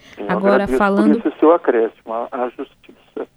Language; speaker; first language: Portuguese; native; Portuguese